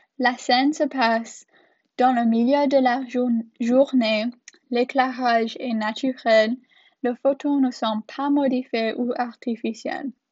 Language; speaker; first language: French; non-native, learner; English